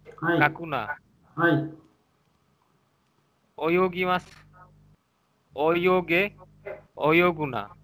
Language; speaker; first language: Japanese; non-native, learner; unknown